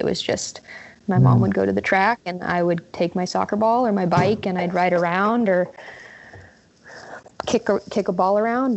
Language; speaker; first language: English; native; English